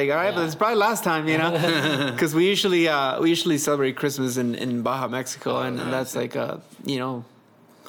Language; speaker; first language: English; early bilingual, other home language; Spanish